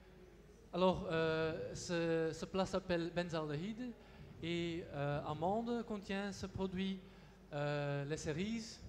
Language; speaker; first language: French; non-native, local second language; Dutch